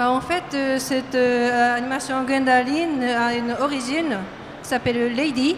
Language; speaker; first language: French; non-native, fluent; Japanese